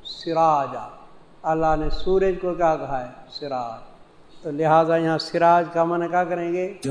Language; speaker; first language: Urdu; non-native, local second language; Punjabi